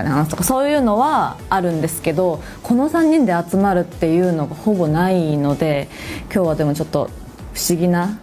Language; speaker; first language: Japanese; native; Japanese